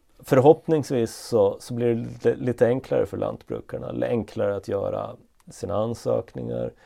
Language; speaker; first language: Swedish; native; Swedish